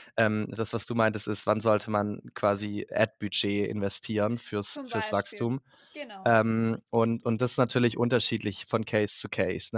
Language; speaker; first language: German; native; German